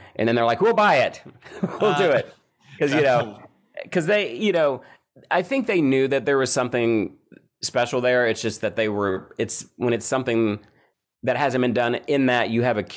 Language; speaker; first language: English; native; English